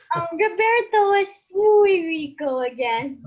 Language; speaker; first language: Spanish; non-native, learner; English